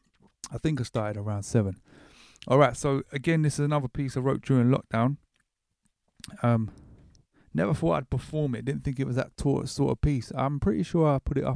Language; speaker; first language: English; native; English